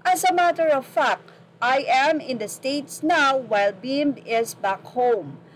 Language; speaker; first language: English; non-native, local second language; Filipino